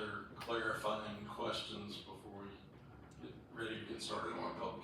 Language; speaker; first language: English; native; English